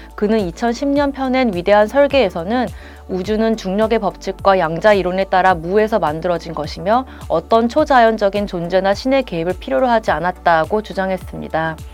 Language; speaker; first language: Korean; native; Korean